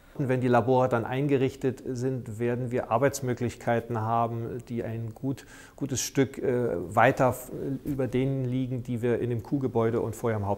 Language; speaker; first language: German; native; German